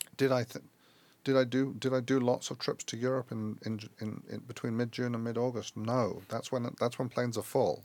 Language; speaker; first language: English; native; English